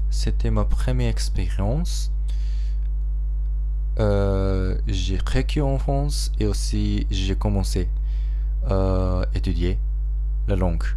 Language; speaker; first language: French; non-native, learner; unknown